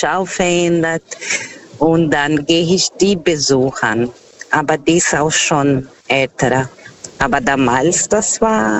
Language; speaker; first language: German; non-native, learner; Portuguese